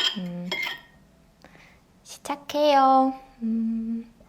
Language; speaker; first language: Korean; non-native, learner; Russian